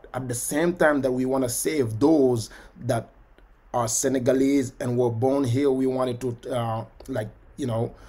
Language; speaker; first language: English; non-native, fluent; Wolof